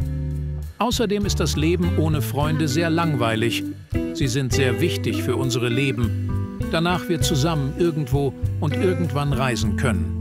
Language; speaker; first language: German; non-native, learner; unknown